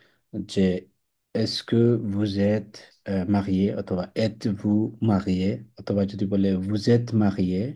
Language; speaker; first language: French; non-native, fluent; Bangla